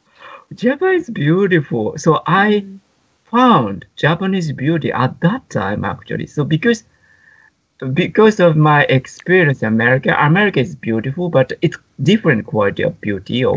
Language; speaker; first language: English; non-native, fluent; Japanese